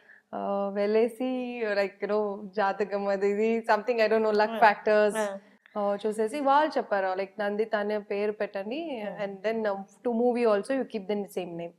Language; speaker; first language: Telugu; non-native, learner; Kannada